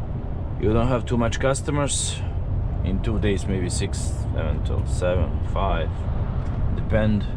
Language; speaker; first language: English; non-native, learner; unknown